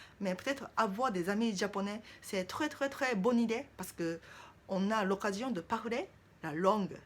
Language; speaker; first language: French; non-native, learner; Japanese